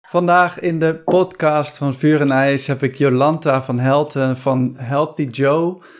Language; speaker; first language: Dutch; native; Dutch